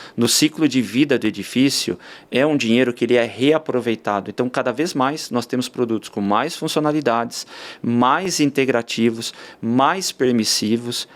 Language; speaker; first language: Portuguese; native; Portuguese